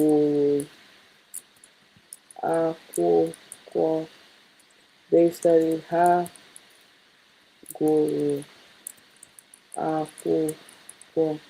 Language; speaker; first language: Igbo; non-native, learner; English